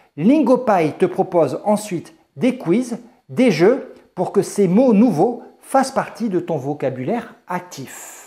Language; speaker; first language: French; native; French